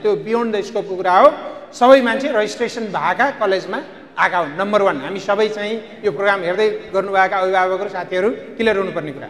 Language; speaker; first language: Nepali; native; Nepali